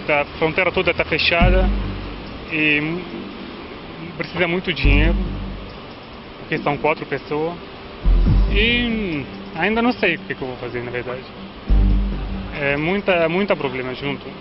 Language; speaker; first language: Portuguese; non-native, fluent; Arabic